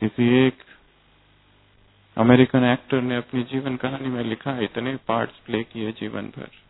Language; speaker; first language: Hindi; native; Hindi